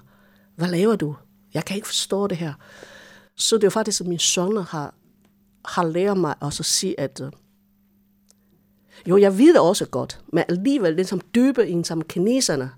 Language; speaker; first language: Danish; non-native, fluent; Chinese